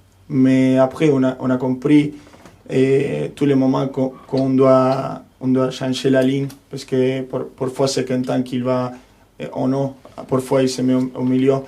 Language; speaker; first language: French; non-native, fluent; Spanish